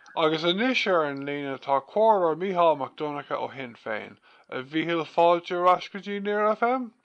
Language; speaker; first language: Irish; non-native, local second language; English